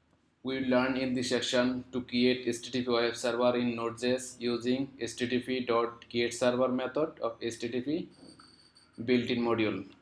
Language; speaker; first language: English; non-native, local second language; Bangla